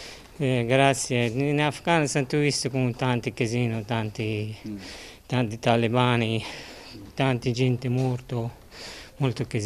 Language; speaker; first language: Italian; non-native, learner; Persian